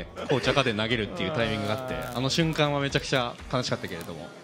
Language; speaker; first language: Japanese; native; Japanese